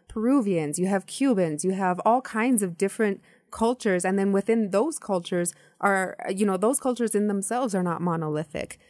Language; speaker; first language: English; native; English